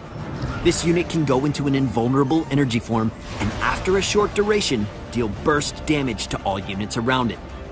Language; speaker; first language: English; native; English